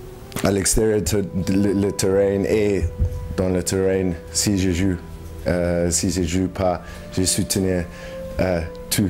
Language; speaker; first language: French; non-native, learner; English